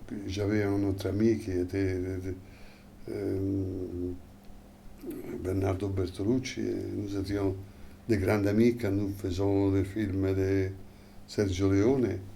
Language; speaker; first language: French; non-native, fluent; Italian